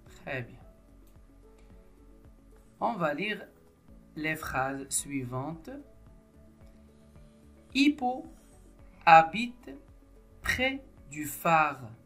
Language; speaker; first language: French; non-native, local second language; Arabic